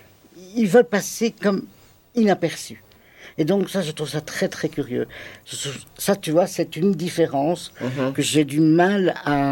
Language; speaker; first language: French; native; French